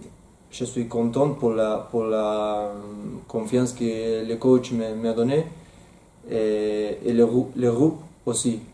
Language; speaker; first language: French; non-native, learner; Spanish